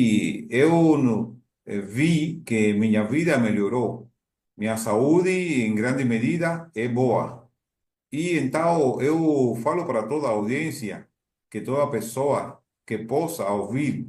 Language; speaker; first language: Portuguese; non-native, learner; Spanish